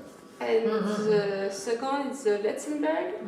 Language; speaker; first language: English; non-native, learner; French